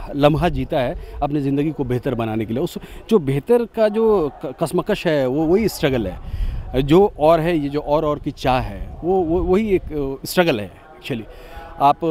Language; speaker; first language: Hindi; native; Hindi